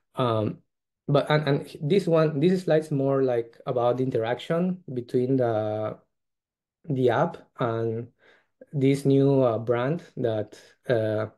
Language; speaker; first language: English; non-native, fluent; Spanish